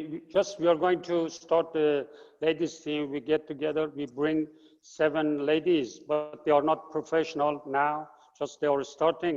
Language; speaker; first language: English; non-native, fluent; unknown